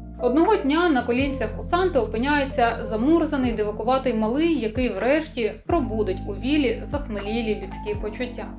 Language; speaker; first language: Ukrainian; native; Ukrainian